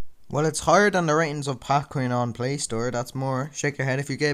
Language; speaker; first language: English; native; English